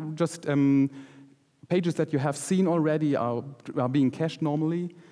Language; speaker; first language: English; non-native, fluent; German